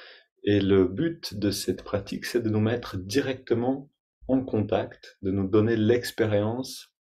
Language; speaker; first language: French; native; French